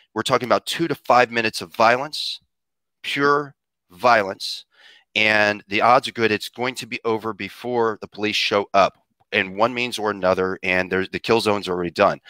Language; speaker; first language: English; native; English